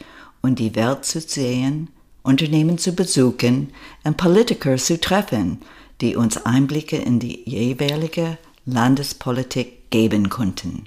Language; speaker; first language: German; non-native, fluent; English